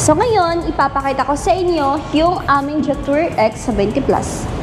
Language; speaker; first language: Filipino; non-native, local second language; Hiligaynon